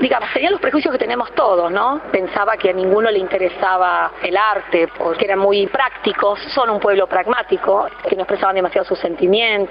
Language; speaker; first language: Spanish; native; Spanish